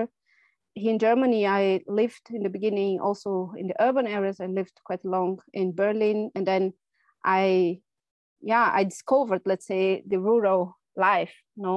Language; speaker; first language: English; non-native, fluent; Portuguese